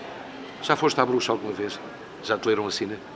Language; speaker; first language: Portuguese; native; Portuguese